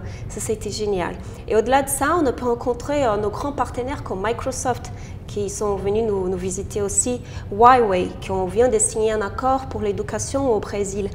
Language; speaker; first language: French; non-native, fluent; Portuguese